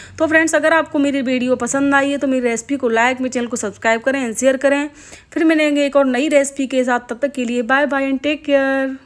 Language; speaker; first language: Hindi; native; Hindi